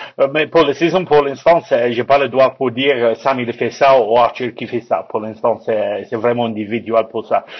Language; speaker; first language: French; non-native, learner; English